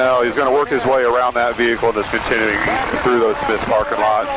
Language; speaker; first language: English; native; English